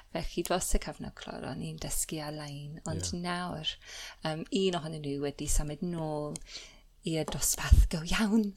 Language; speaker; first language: Welsh; non-native, fluent; English